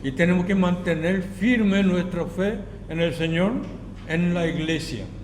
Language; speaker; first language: Spanish; non-native, learner; Korean